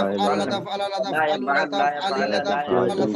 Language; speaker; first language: Arabic; non-native, learner; Bangla